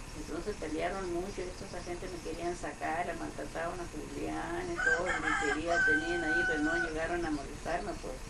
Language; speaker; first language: Spanish; non-native, local second language; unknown